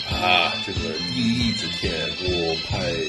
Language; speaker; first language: Chinese; non-native, learner; English